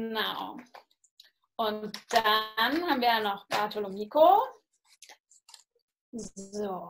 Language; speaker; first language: German; native; German